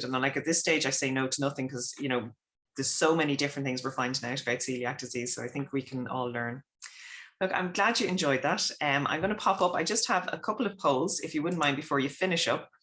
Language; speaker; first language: English; native; English